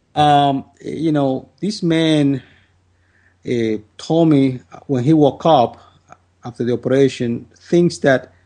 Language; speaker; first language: English; non-native, fluent; Spanish